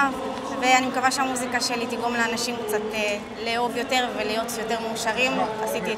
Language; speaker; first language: Hebrew; native; Hebrew